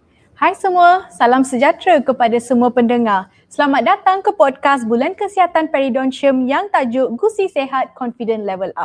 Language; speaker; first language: Malay; native; Malay